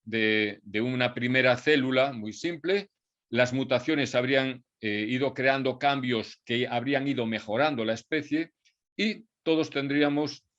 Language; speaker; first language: Spanish; native; Spanish